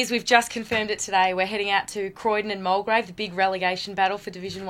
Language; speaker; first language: English; native; English